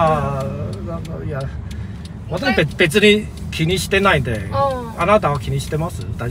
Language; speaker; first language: Japanese; non-native, fluent; Chinese